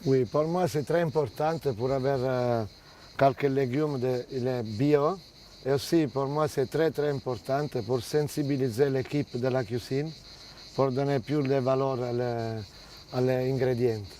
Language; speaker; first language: French; non-native, fluent; Italian